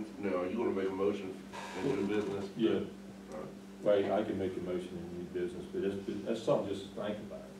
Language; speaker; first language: English; native; English